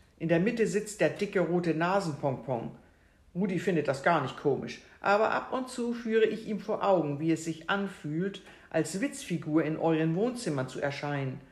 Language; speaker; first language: German; native; German